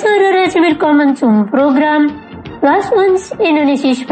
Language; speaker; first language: German; non-native, fluent; Indonesian